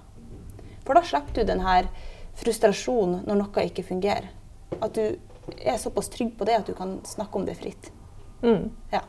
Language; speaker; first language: Norwegian; native; Norwegian